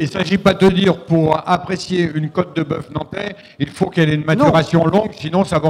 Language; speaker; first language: French; native; French